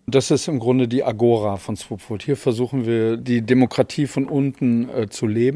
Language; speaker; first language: German; native; German